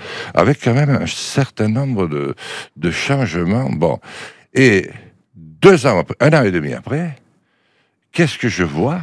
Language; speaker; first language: French; native; French